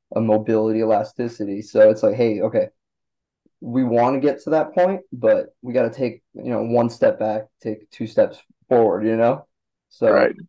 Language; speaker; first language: English; native; English